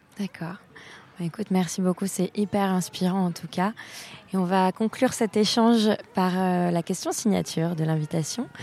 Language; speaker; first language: French; native; French